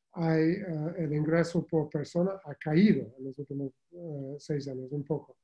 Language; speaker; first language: Spanish; non-native, fluent; English